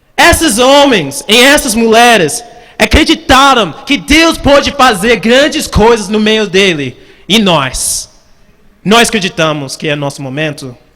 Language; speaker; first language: Portuguese; non-native, fluent; English